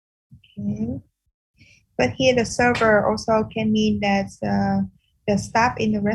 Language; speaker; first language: English; non-native, fluent; Vietnamese